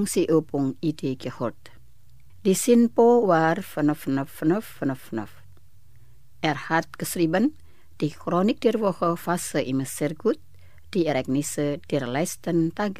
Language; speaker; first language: German; non-native, fluent; Indonesian